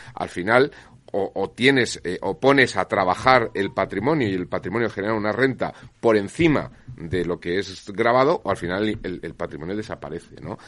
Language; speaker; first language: Spanish; non-native, local second language; Catalan